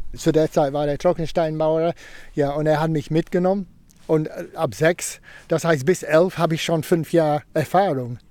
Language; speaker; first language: German; non-native, fluent; English